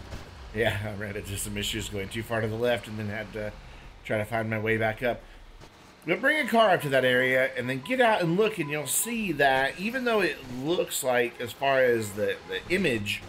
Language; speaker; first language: English; native; English